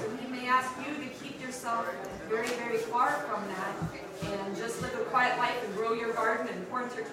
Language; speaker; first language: English; native; English